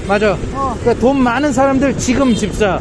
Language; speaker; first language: Korean; native; Korean